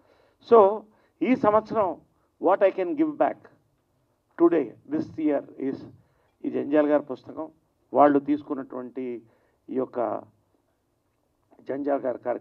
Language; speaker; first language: Telugu; native; Telugu